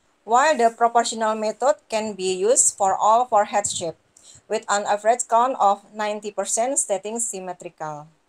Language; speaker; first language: English; non-native, learner; Indonesian